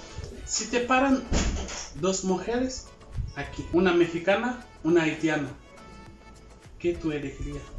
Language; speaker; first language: Spanish; non-native, learner; Haitian Creole